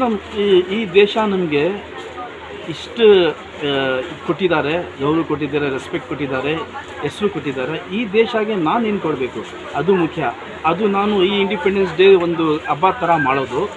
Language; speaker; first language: Kannada; non-native, local second language; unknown